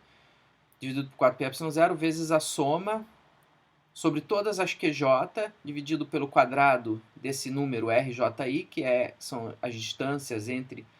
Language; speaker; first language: Portuguese; native; Portuguese